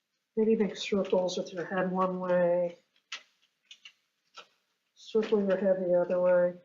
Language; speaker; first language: English; native; English